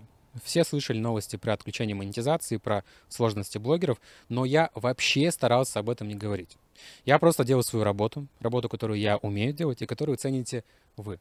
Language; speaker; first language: Russian; native; Russian